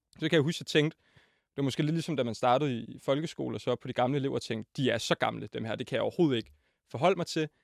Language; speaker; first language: Danish; native; Danish